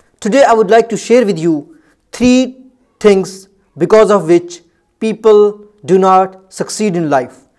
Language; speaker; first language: English; non-native, local second language; Urdu